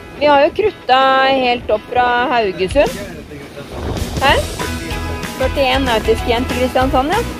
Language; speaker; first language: Norwegian; native; Norwegian